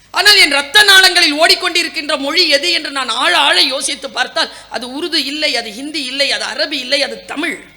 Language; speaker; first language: Tamil; non-native, local second language; Urdu